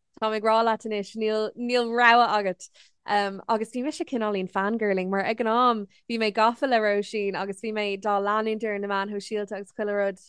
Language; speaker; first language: Irish; non-native, local second language; English